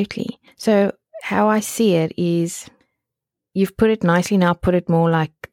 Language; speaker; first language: English; native; English